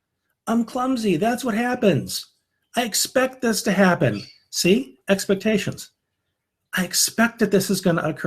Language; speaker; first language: English; native; English